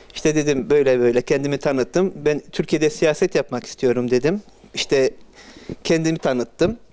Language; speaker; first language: Turkish; early bilingual, heritage; Turkish